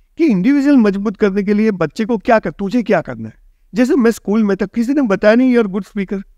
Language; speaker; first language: Hindi; non-native, local second language; Gujarati